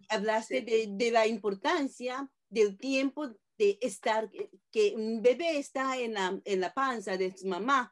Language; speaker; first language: Spanish; non-native, fluent; Japanese